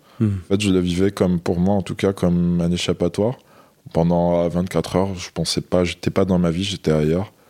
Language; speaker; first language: French; non-native, local second language; Arabic